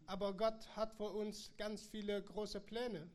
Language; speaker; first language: German; non-native, learner; Persian